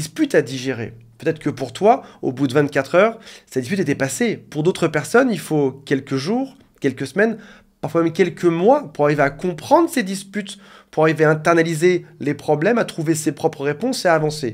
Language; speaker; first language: French; native; French